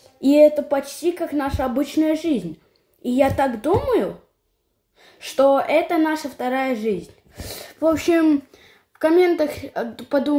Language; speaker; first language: Russian; early bilingual, heritage; Russian